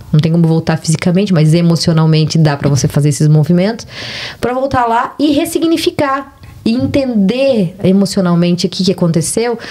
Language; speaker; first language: Portuguese; native; Portuguese